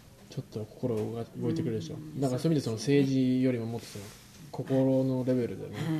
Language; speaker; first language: Japanese; native; Japanese